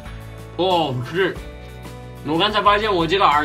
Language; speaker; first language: Chinese; non-native, fluent; Spanish